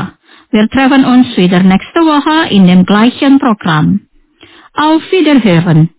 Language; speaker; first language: German; non-native, fluent; Indonesian